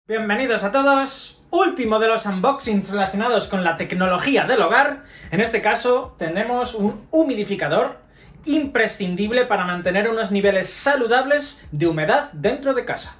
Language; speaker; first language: Spanish; native; Spanish